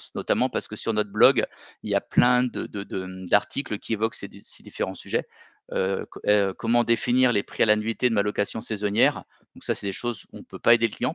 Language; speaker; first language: French; native; French